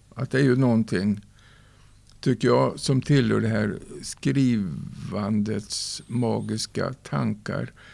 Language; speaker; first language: Swedish; native; Swedish